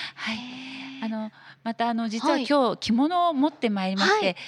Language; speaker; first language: Japanese; native; Japanese